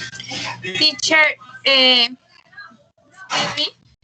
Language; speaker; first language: English; non-native, learner; Spanish